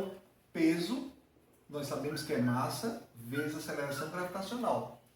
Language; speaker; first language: Portuguese; native; Portuguese